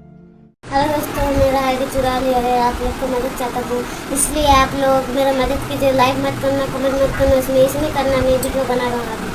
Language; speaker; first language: Hindi; non-native, local second language; Odia